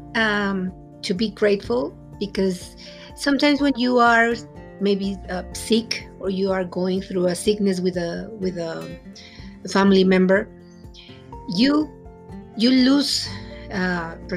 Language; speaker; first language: English; non-native, fluent; Spanish